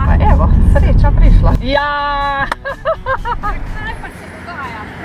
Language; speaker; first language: Slovenian; native; Slovenian